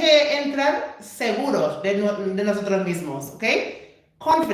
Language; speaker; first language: Spanish; non-native, fluent; English